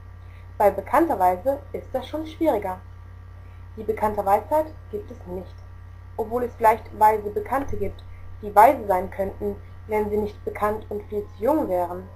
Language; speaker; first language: German; native; German